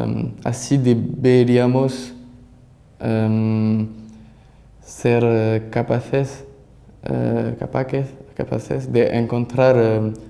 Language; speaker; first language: Spanish; non-native, learner; French